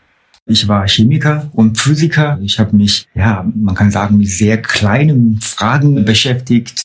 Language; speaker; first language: German; non-native, fluent; Chinese